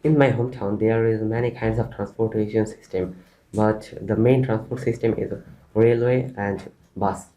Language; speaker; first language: English; non-native, learner; Bangla